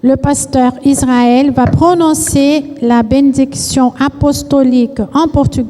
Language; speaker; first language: French; non-native, fluent; Portuguese